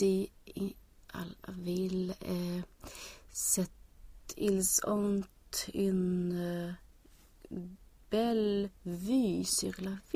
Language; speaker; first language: French; non-native, learner; Swedish